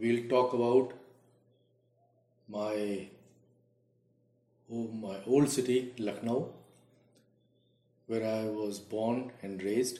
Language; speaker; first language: English; non-native, local second language; Hindi